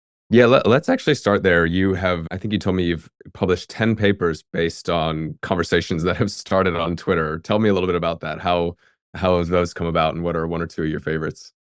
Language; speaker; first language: English; native; English